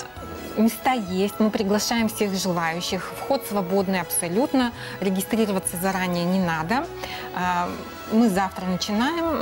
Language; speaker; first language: Russian; native; Russian